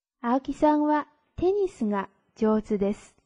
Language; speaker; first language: Japanese; non-native, fluent; Chinese